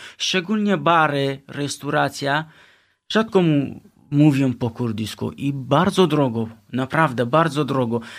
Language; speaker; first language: Polish; non-native, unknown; Kurdish